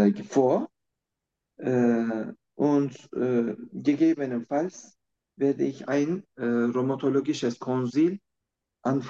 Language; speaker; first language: German; non-native, learner; Turkish